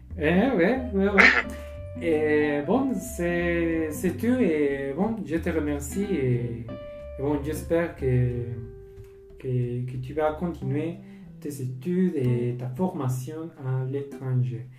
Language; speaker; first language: French; non-native, learner; Spanish